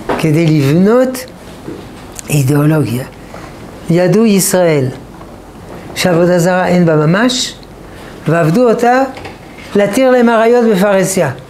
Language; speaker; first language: Hebrew; non-native, fluent; French